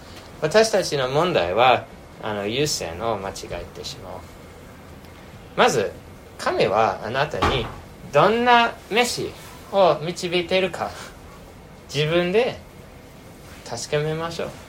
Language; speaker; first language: Japanese; non-native, fluent; English